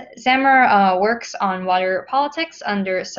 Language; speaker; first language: English; native; English